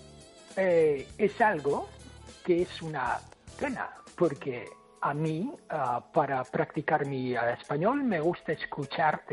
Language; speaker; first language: Spanish; non-native, fluent; English